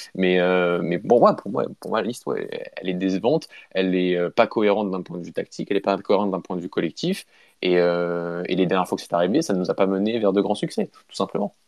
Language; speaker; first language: French; native; French